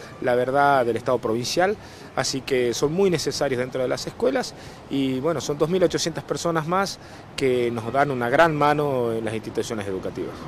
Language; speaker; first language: Spanish; native; Spanish